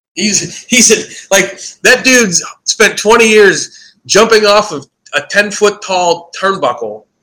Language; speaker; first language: English; native; English